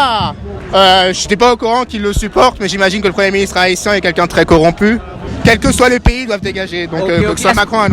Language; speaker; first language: French; native; French